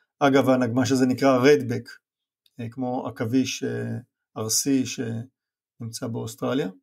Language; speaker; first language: Hebrew; native; Hebrew